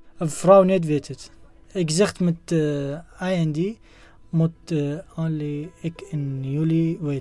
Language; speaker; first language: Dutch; non-native, learner; Arabic